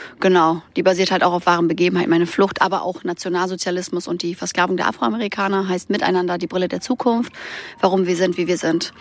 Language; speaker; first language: German; early bilingual, other home language; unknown